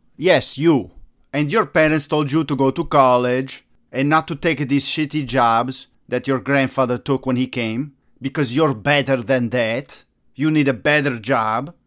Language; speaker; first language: English; non-native, fluent; Italian